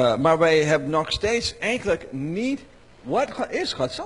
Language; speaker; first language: Dutch; non-native, learner; English